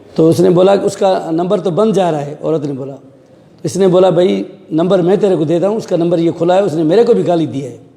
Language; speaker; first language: Urdu; non-native, local second language; Sindhi